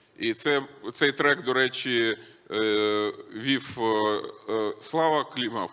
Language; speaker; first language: Ukrainian; non-native, local second language; Russian